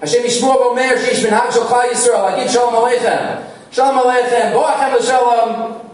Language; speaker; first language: Hebrew; non-native, fluent; English